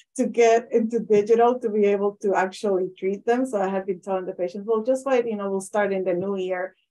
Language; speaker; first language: English; non-native, fluent; Spanish